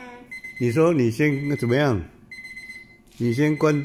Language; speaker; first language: Chinese; native; Chinese